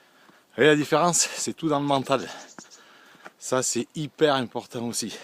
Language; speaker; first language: French; native; French